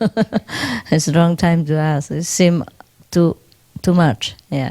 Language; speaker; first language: English; non-native, fluent; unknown